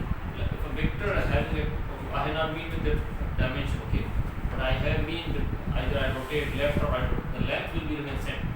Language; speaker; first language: English; non-native, learner; Hindi